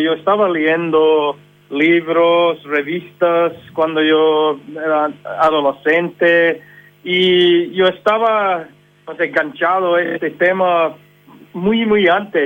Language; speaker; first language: Spanish; non-native, fluent; English